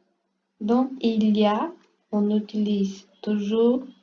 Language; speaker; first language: French; non-native, learner; Portuguese